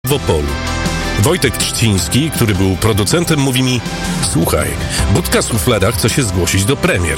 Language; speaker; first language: Polish; native; Polish